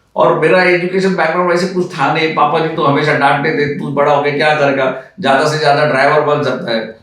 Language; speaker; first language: Hindi; non-native, local second language; Marathi